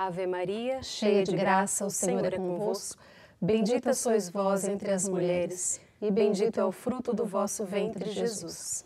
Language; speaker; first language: Portuguese; native; Portuguese